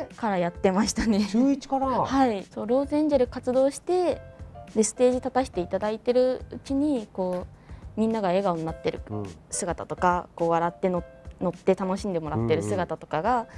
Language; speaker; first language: Japanese; native; Japanese